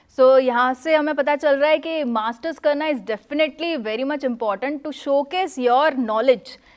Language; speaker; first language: Hindi; non-native, local second language; Gujarati